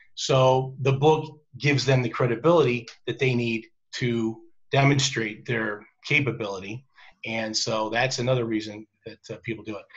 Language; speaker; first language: English; native; English